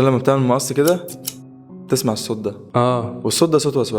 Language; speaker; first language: Arabic; native; Arabic